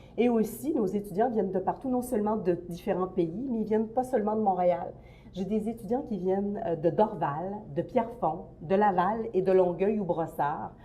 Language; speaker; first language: French; native; French